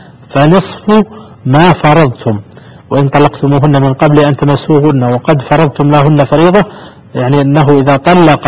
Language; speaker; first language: Arabic; native; Arabic